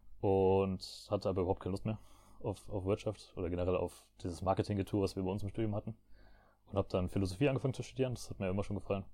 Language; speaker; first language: German; native; German